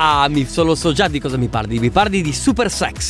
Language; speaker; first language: Italian; native; Italian